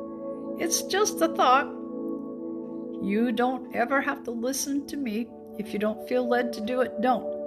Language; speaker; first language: English; native; English